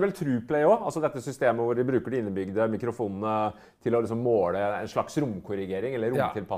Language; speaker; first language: Norwegian; native; Norwegian